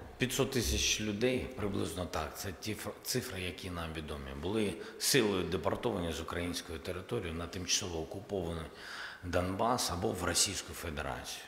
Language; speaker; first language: Ukrainian; non-native, local second language; Russian